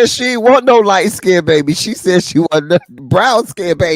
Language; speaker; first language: English; native; English